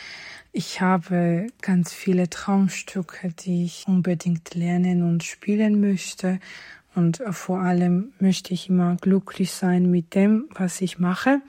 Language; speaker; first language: German; non-native, fluent; Georgian